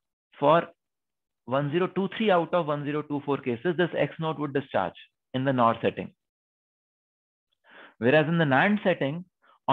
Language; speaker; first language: English; non-native, local second language; Hindi